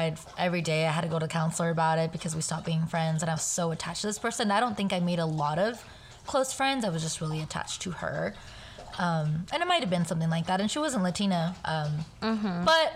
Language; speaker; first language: English; native; English